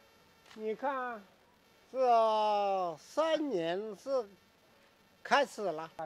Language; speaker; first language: Chinese; non-native, local second language; Hmong